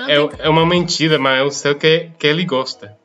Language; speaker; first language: Portuguese; non-native, fluent; Spanish